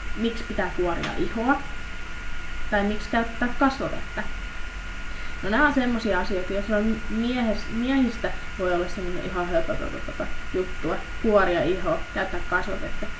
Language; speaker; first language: Finnish; native; Finnish